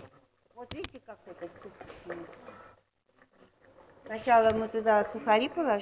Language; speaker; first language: Russian; native; Russian